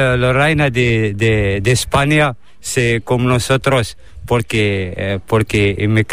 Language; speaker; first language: Spanish; non-native, learner; Arabic